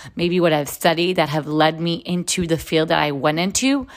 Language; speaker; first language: English; non-native, fluent; Hebrew